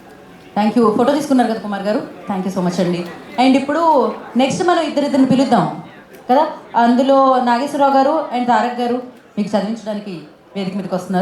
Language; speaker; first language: Telugu; native; Telugu